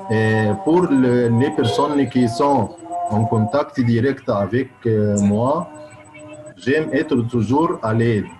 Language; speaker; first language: French; non-native, fluent; Arabic